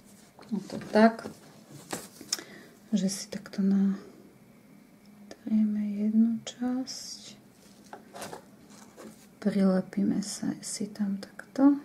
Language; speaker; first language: Slovak; native; Slovak